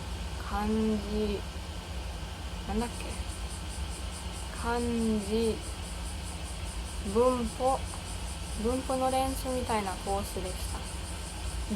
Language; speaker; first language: Japanese; non-native, learner; German